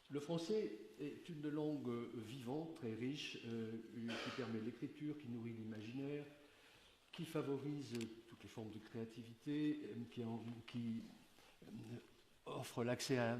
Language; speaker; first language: French; native; French